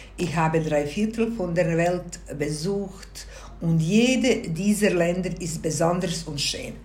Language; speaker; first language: German; non-native, fluent; Bosnian